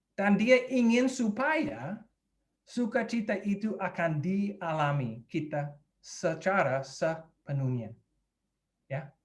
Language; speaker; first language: Indonesian; non-native, fluent; English